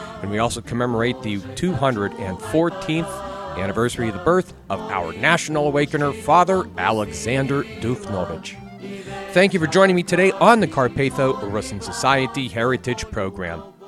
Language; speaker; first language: English; native; English